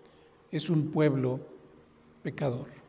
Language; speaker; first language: Spanish; native; Spanish